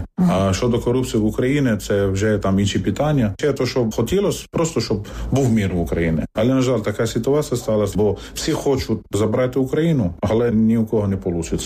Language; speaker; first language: Ukrainian; non-native, fluent; Arabic